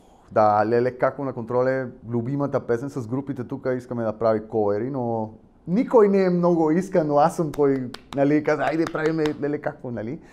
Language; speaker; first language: Bulgarian; non-native, learner; Spanish